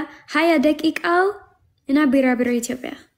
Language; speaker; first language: Amharic; non-native, learner; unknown